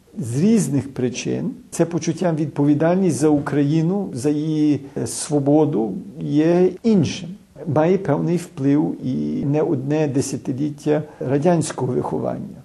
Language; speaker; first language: Ukrainian; early bilingual, heritage; Ukrainian